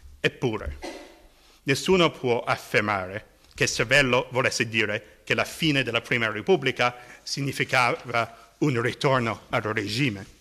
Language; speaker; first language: Italian; non-native, fluent; English